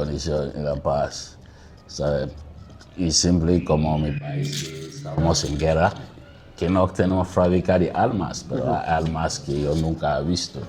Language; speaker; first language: Spanish; non-native, learner; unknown